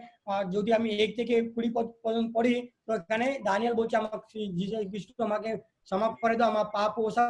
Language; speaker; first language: Bangla; non-native, local second language; Hindi